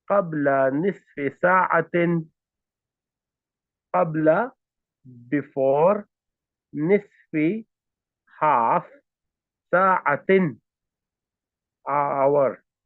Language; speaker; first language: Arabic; non-native, fluent; Hindi